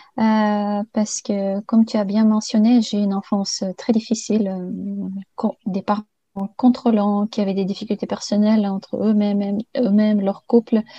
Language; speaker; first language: French; non-native, fluent; Bulgarian